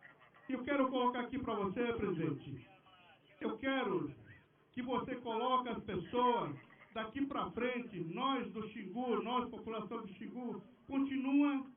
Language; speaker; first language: Portuguese; non-native, local second language; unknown